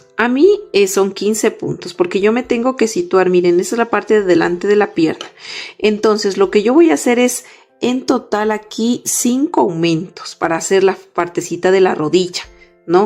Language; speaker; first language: Spanish; native; Spanish